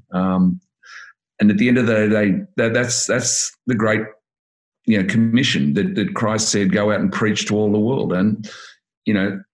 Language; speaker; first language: English; native; English